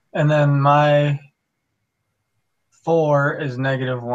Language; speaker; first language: English; native; English